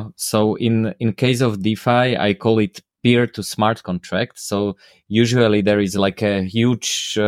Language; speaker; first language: English; non-native, fluent; Slovak